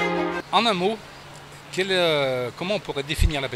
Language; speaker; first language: French; native; French